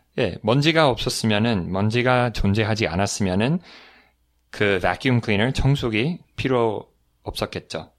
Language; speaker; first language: Korean; non-native, fluent; English